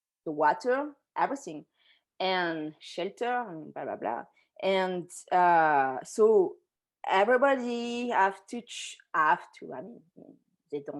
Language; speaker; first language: English; non-native, fluent; French